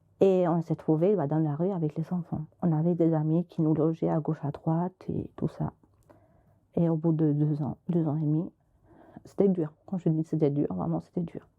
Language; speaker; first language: French; non-native, fluent; Albanian